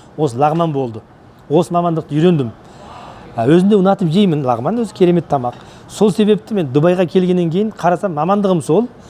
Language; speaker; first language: Kazakh; native; Kazakh